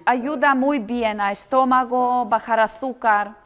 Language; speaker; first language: Spanish; non-native, learner; Russian